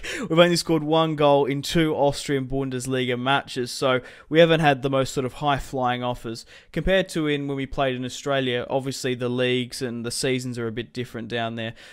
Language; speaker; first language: English; native; English